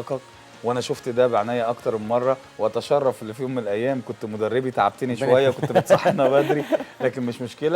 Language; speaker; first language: Arabic; native; Arabic